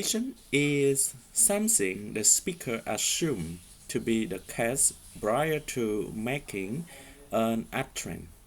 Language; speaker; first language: English; non-native, fluent; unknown